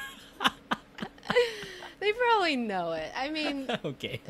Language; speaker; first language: English; non-native, fluent; Spanish